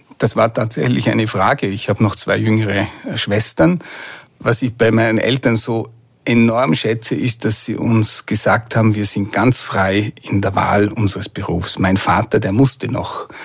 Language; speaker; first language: German; native; German